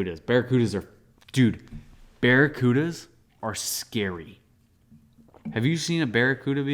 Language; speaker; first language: English; native; English